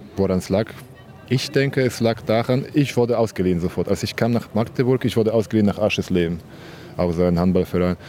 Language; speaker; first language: German; non-native, fluent; Polish